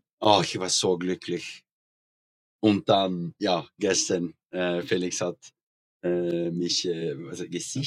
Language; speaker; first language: German; non-native, learner; Norwegian